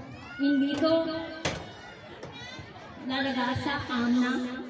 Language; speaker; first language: Italian; non-native, learner; Urdu